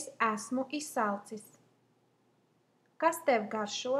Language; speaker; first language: Latvian; native; Latvian